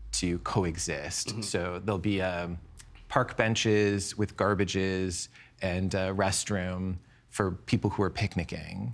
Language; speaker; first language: English; native; English